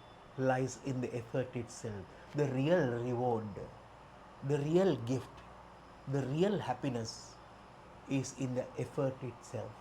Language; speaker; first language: English; non-native, local second language; Sinhala